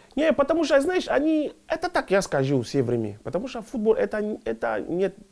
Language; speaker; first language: Russian; non-native, learner; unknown